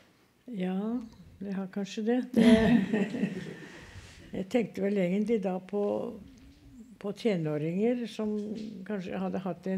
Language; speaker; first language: Norwegian; native; Norwegian